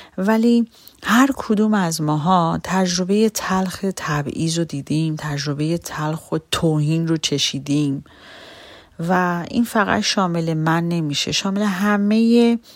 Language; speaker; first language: Persian; native; Persian